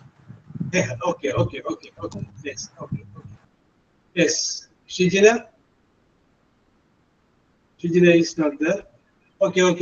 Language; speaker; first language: English; non-native, fluent; Malayalam